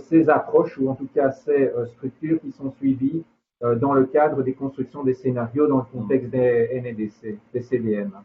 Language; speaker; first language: French; native; French